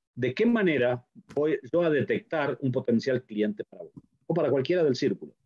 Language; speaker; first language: Spanish; native; Spanish